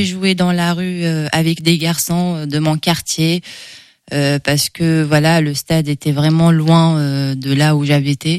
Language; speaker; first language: French; non-native, local second language; Arabic